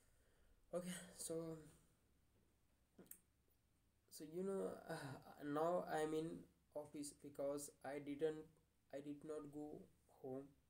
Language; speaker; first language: English; non-native, learner; Hindi